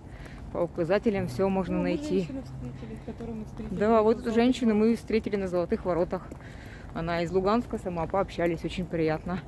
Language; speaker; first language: Russian; native; Russian